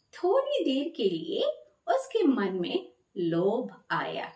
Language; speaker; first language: Hindi; non-native, local second language; Malayalam